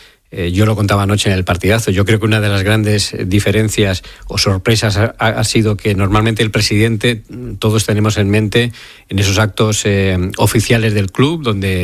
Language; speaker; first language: Spanish; native; Spanish